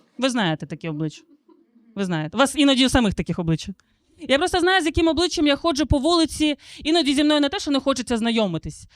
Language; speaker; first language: Ukrainian; non-native, local second language; Russian